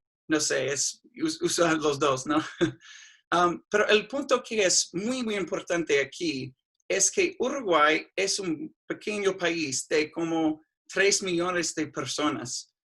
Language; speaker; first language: Spanish; non-native, fluent; English